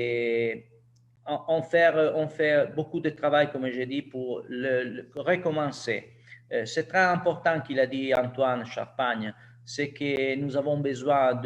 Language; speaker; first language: French; non-native, learner; Italian